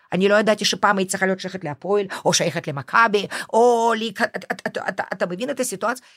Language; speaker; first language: Hebrew; non-native, fluent; Russian